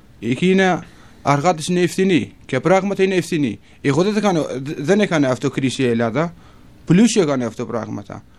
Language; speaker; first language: Greek; non-native, learner; Kurdish